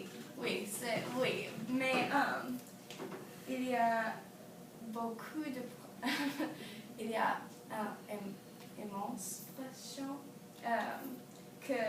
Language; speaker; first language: French; non-native, learner; English